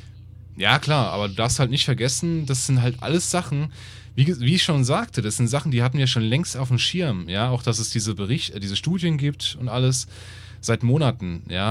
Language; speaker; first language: German; native; German